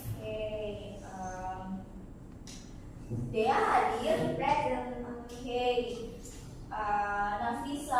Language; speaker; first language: English; non-native, learner; Indonesian